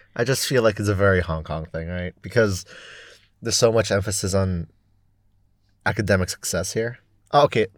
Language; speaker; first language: English; non-native, local second language; Cantonese